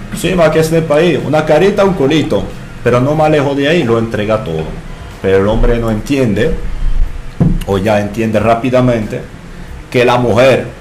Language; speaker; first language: Spanish; non-native, fluent; French